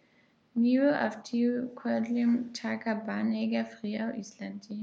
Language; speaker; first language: Icelandic; non-native, learner; German